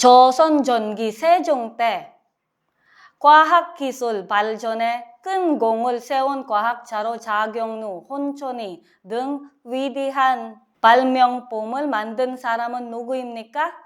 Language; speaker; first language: Korean; non-native, learner; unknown